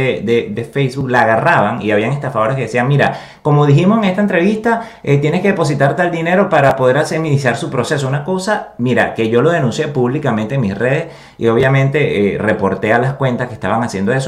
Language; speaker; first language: Spanish; native; Spanish